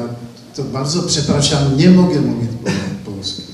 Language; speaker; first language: Polish; non-native, learner; Czech